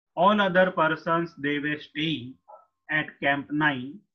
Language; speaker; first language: English; non-native, local second language; Marathi